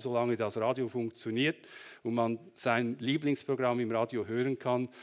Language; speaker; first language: German; native; German